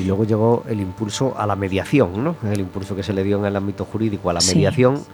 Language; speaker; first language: Spanish; native; Spanish